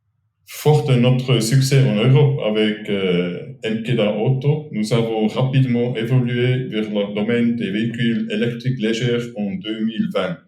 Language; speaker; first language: French; non-native, fluent; German